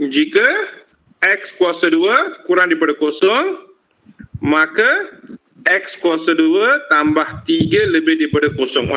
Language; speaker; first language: Malay; non-native, local second language; Tamil